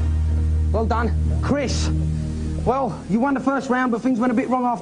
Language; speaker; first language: English; native; English